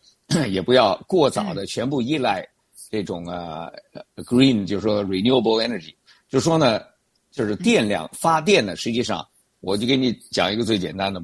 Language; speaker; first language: Chinese; native; Chinese